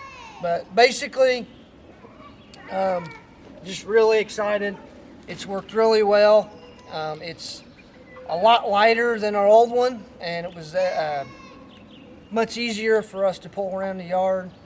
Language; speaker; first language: English; native; English